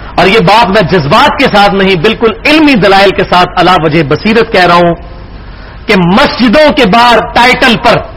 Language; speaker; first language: Urdu; non-native, local second language; Punjabi